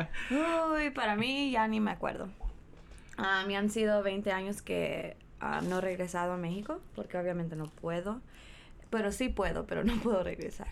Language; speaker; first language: Spanish; early bilingual, heritage; Spanish